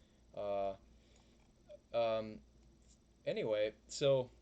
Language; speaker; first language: English; native; English